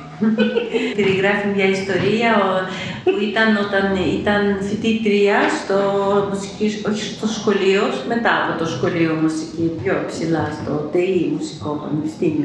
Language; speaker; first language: Greek; non-native, fluent; Ukrainian